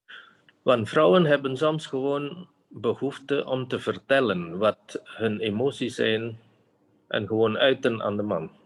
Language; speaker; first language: Dutch; non-native, fluent; Indonesian